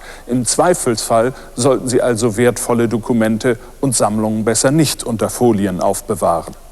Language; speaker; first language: German; native; German